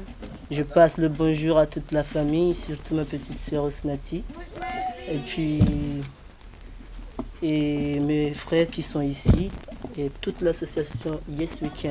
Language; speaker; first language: French; non-native, local second language; Comorian